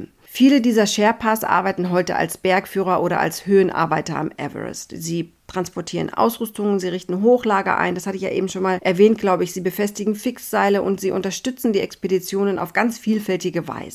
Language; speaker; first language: German; native; German